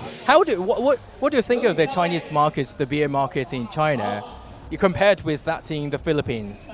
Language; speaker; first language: English; non-native, fluent; Chinese